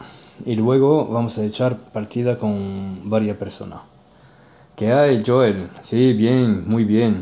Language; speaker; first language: Spanish; non-native, learner; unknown